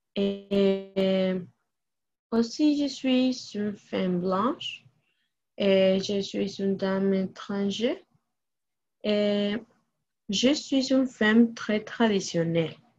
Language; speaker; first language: French; non-native, learner; Spanish